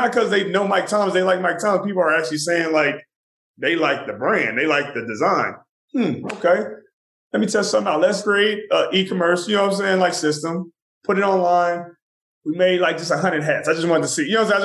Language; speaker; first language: English; native; English